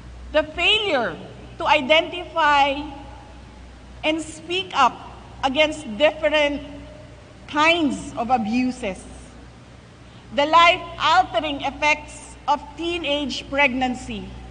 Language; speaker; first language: English; non-native, local second language; Cebuano